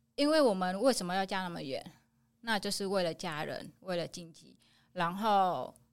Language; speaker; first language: Chinese; non-native, fluent; Vietnamese